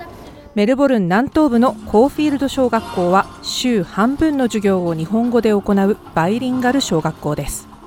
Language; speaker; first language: Japanese; native; Japanese